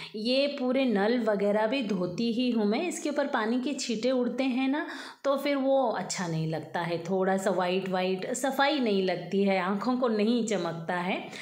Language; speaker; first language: Hindi; native; Hindi